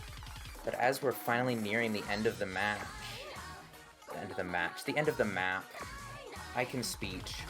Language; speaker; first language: English; native; English